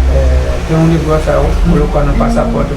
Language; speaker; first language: Portuguese; non-native, learner; Haitian Creole